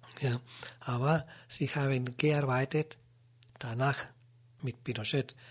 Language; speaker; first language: German; non-native, learner; Spanish